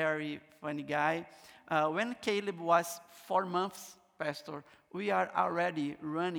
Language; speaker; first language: English; non-native, learner; Portuguese